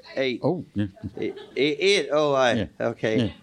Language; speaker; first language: English; native; English